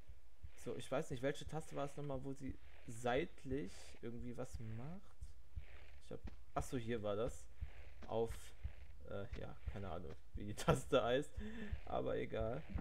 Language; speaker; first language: German; native; German